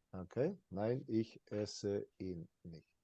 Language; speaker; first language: German; non-native, fluent; English